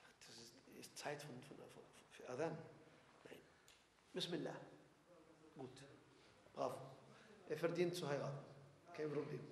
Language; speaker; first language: German; non-native, fluent; Arabic